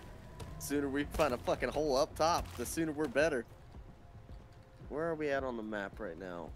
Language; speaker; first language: English; native; English